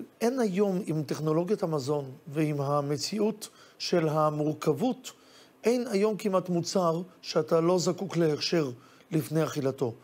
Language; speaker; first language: Hebrew; native; Hebrew